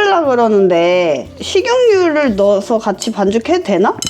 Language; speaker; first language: Korean; native; Korean